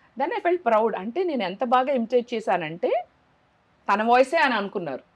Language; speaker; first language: Telugu; native; Telugu